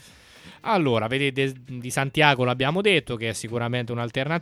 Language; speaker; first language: Italian; native; Italian